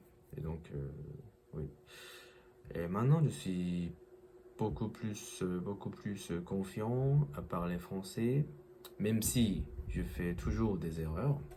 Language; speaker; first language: French; non-native, learner; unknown